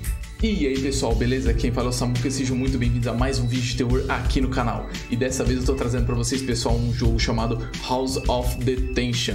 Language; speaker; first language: Portuguese; native; Portuguese